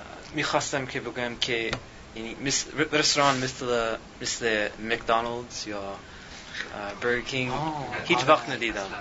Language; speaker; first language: Persian; non-native, learner; English